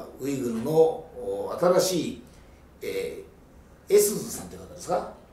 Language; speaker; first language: Japanese; native; Japanese